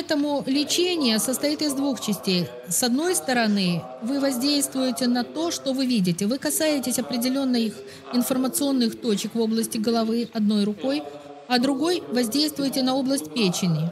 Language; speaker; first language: Russian; native; Russian